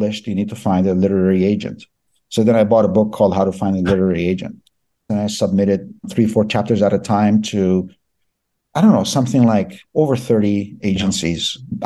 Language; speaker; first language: English; non-native, fluent; Persian